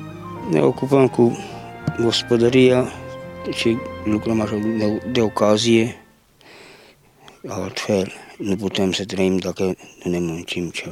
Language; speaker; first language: Romanian; non-native, local second language; Hungarian